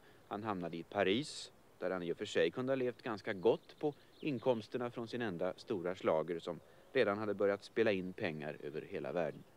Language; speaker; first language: Swedish; native; Swedish